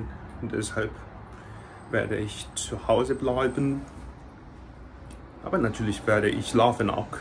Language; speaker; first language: German; non-native, learner; Korean